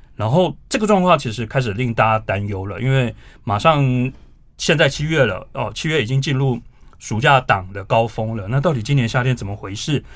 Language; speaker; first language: Chinese; native; Chinese